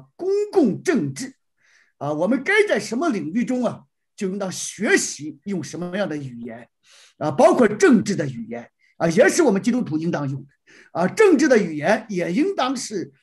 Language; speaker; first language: Chinese; native; Chinese